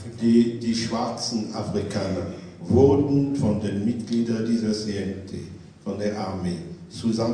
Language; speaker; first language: German; non-native, fluent; French